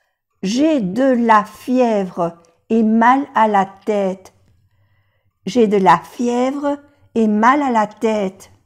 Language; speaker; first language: French; non-native, fluent; Spanish